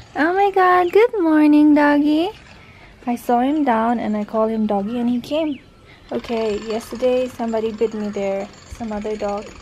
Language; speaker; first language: English; non-native, local second language; Tangkhul Naga (India)